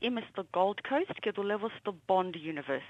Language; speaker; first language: Greek; early bilingual, heritage; Greek